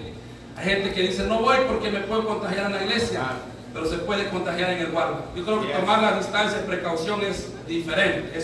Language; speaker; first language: Spanish; native; Spanish